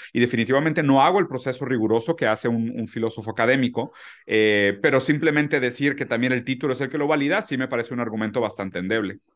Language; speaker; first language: Spanish; early bilingual, other home language; Portuguese